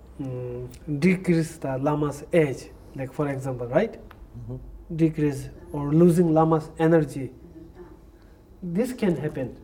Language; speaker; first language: English; non-native, learner; Tibetan